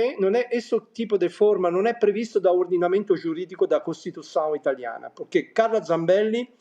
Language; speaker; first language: Portuguese; non-native, fluent; Italian